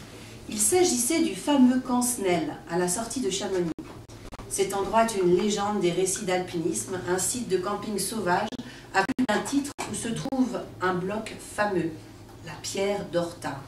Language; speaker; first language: French; native; French